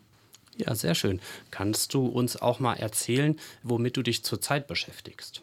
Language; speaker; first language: German; native; German